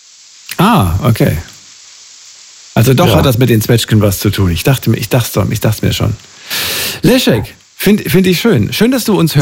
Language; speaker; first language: German; native; German